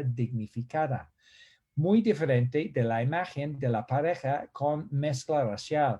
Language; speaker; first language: Spanish; non-native, fluent; English